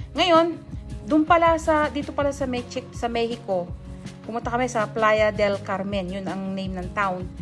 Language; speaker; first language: Filipino; non-native, local second language; Pampanga